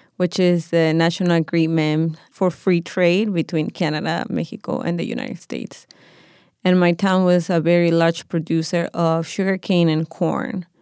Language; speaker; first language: English; non-native, fluent; Spanish